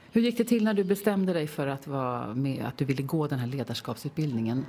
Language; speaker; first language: Swedish; native; Swedish